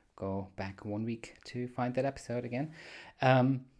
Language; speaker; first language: English; non-native, fluent; German